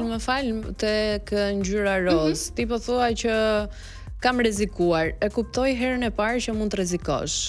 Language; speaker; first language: Albanian; native; Albanian